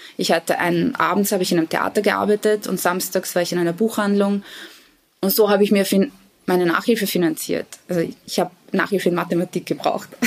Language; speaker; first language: German; early bilingual, other home language; Bosnian